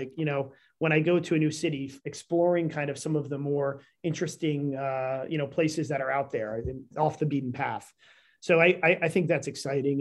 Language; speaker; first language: English; native; English